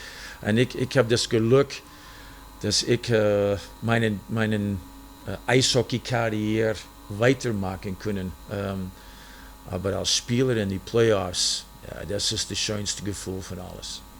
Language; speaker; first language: German; non-native, fluent; English